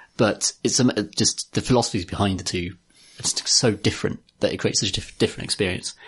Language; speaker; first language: English; native; English